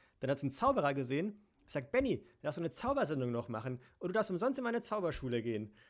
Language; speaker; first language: German; native; German